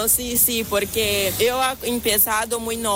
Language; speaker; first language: Spanish; non-native, fluent; Portuguese